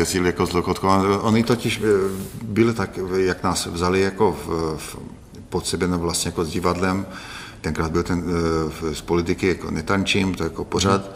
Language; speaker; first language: Czech; non-native, fluent; Hungarian